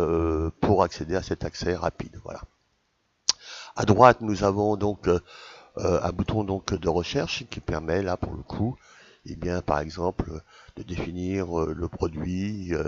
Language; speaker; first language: French; native; French